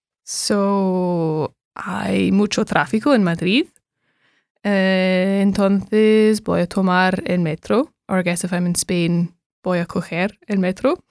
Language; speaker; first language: Spanish; non-native, learner; English